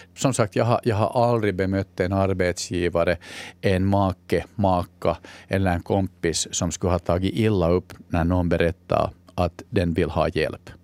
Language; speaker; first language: Swedish; native; Swedish